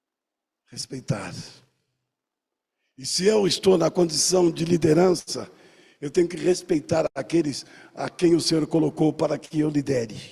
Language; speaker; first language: Portuguese; native; Portuguese